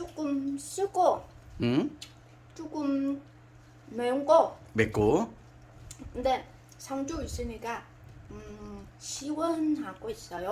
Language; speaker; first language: Korean; non-native, learner; Vietnamese